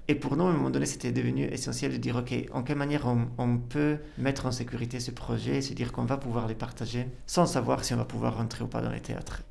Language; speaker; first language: French; non-native, fluent; Italian